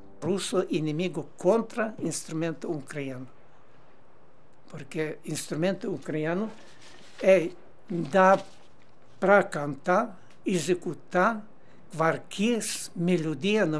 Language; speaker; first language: Portuguese; non-native, learner; Ukrainian